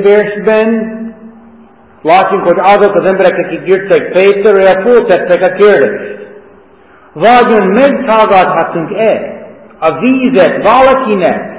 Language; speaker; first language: Hungarian; non-native, fluent; English